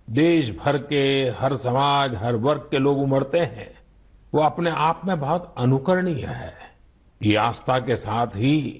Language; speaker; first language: Hindi; non-native, local second language; Gujarati